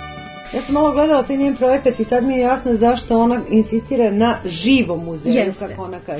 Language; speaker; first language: Serbian; native; Serbian